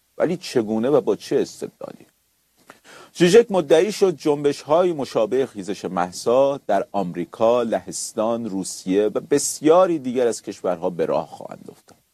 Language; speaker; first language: Persian; native; Persian